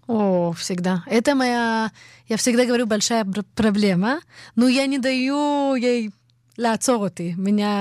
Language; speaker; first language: Russian; early bilingual, heritage; Russian